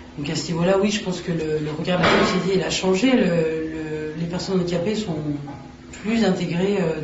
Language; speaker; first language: French; native; French